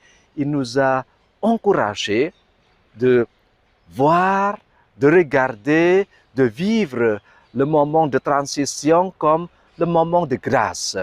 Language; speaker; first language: French; non-native, fluent; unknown